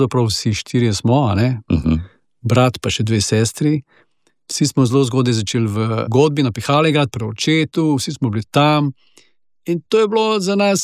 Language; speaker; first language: Slovenian; native; Slovenian